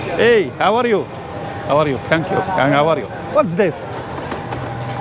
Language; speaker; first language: English; non-native, learner; Arabic